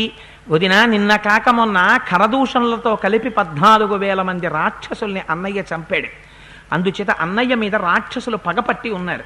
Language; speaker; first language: Telugu; native; Telugu